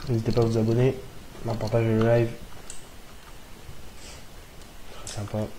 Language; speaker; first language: French; native; French